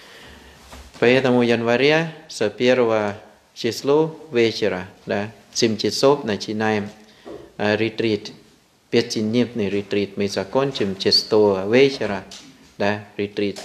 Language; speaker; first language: Russian; non-native, fluent; Thai